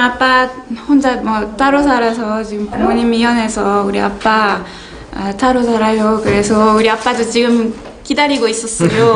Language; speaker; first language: Korean; non-native, learner; French